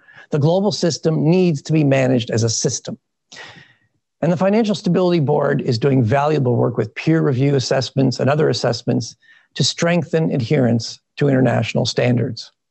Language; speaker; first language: English; native; English